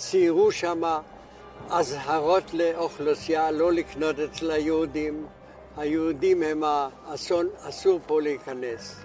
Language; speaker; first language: Hebrew; non-native, fluent; German